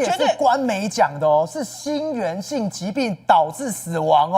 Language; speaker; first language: Chinese; native; Chinese